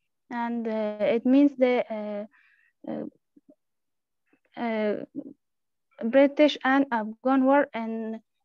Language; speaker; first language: English; non-native, learner; Persian